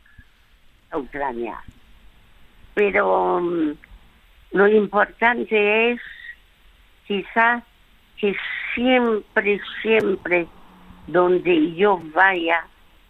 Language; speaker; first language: Spanish; early bilingual, other home language; French